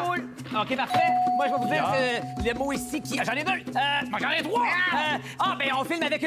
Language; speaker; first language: French; native; French